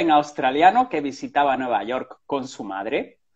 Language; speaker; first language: Spanish; native; Spanish